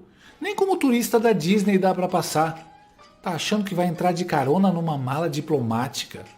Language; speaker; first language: Portuguese; native; Portuguese